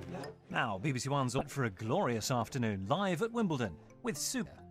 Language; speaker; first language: English; native; English